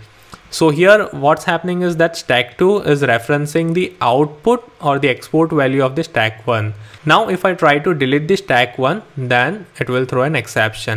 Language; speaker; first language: English; non-native, local second language; Hindi